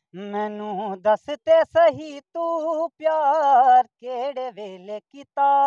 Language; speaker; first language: Hindi; native; Hindi